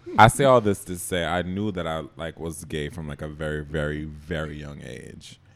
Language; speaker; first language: English; native; English